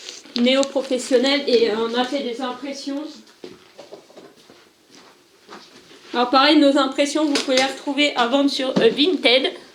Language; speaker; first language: French; native; French